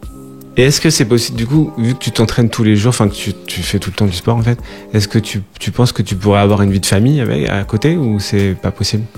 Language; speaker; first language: French; native; French